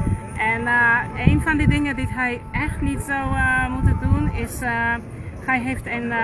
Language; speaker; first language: Dutch; non-native, fluent; Polish